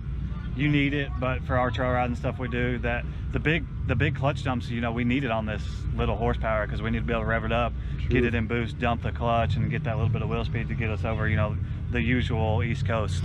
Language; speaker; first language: English; native; English